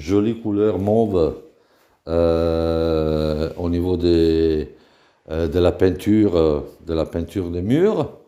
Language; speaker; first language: French; non-native, fluent; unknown